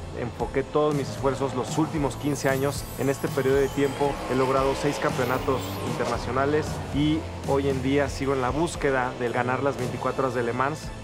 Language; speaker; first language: Spanish; native; Spanish